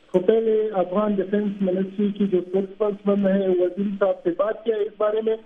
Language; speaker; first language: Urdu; non-native, fluent; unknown